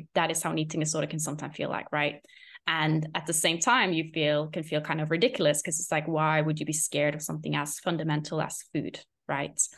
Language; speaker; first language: English; non-native, fluent; Norwegian